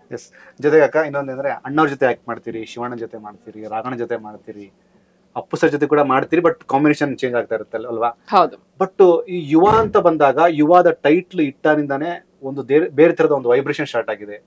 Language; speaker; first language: Kannada; native; Kannada